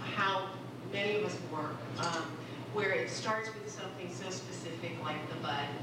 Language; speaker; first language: English; non-native, local second language; Filipino